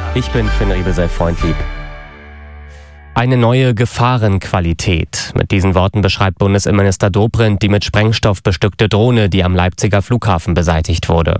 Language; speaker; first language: German; native; German